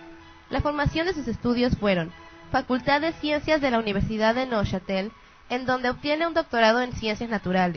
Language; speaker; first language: Spanish; native; Spanish